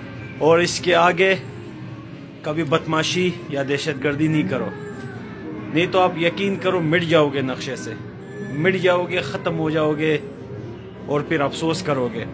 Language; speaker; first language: Hindi; non-native, fluent; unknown